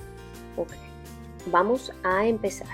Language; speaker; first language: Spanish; non-native, fluent; English